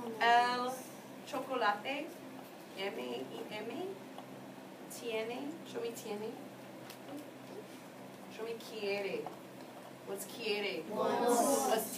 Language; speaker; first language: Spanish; non-native, fluent; English